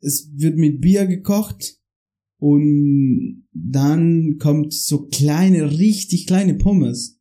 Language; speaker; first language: German; non-native, learner; Spanish